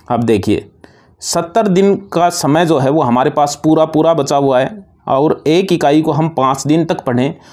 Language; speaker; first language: Hindi; native; Hindi